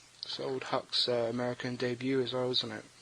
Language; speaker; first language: English; native; English